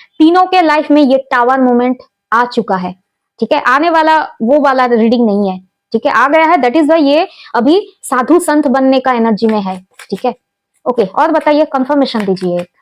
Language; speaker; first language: Hindi; non-native, local second language; Bangla